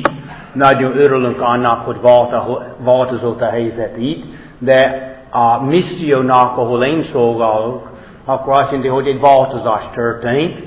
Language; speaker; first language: Hungarian; non-native, fluent; English